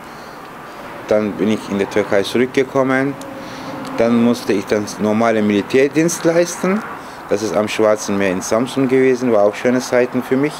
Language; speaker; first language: German; non-native, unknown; Turkish